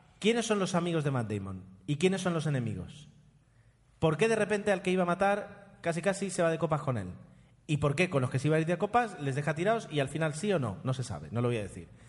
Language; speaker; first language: Spanish; non-native, fluent; Italian